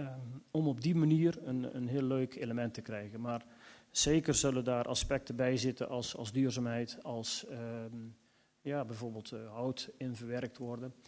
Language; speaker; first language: Dutch; native; Dutch